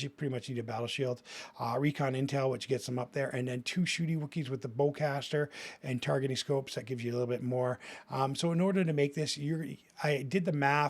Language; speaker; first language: English; native; English